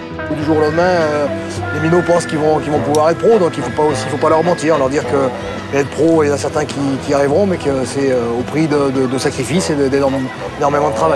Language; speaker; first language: French; native; French